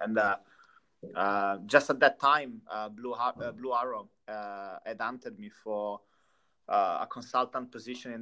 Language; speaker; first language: English; non-native, fluent; Italian